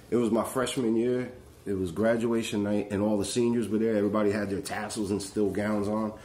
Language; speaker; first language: English; native; English